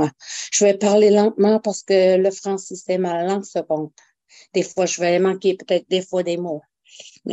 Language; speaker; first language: French; non-native, local second language; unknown